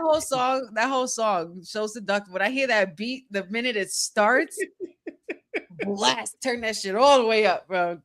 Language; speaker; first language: English; native; English